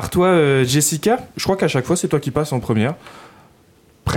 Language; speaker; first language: French; native; French